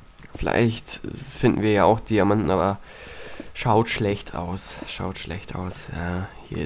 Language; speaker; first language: German; native; German